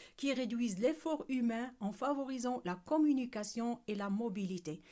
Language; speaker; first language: French; non-native, local second language; Arabic